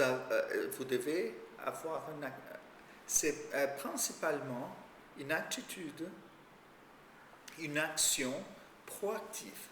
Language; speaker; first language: French; non-native, fluent; Portuguese